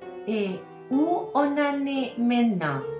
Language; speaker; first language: French; non-native, learner; Spanish